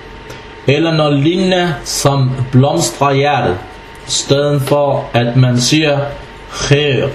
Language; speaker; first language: Danish; non-native, fluent; Arabic